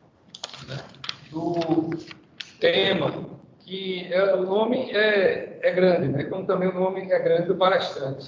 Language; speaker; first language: Portuguese; native; Portuguese